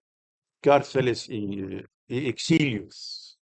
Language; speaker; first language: Spanish; non-native, fluent; Arabic